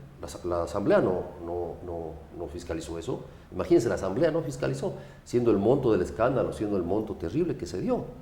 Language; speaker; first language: Spanish; native; Spanish